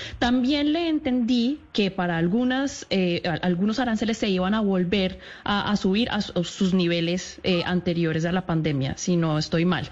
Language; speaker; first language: Spanish; native; Spanish